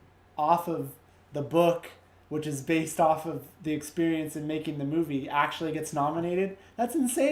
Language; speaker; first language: English; native; English